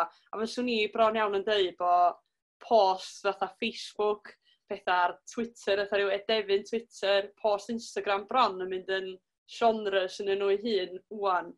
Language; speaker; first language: Welsh; native; Welsh